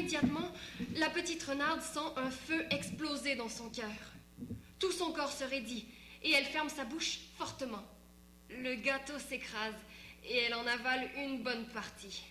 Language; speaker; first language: French; native; French